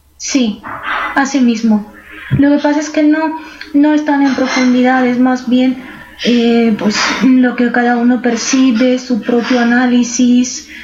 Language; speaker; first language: Spanish; non-native, fluent; Romanian